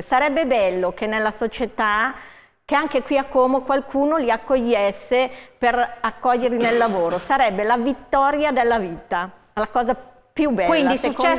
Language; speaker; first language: Italian; native; Italian